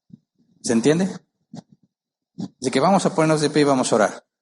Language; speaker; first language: Spanish; native; Spanish